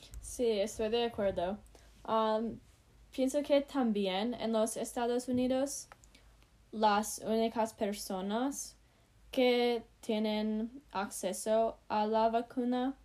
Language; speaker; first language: Spanish; non-native, learner; English